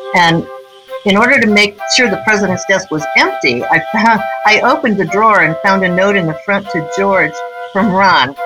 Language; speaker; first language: English; native; English